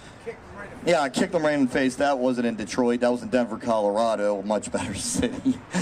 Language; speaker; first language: English; native; English